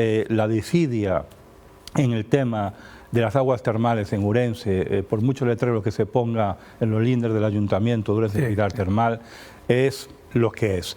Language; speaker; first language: Spanish; native; Spanish